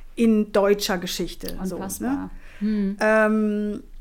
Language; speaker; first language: German; non-native, fluent; Spanish